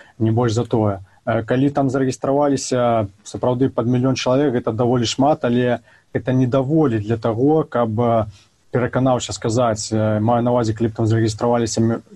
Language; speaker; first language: Belarusian; native; Belarusian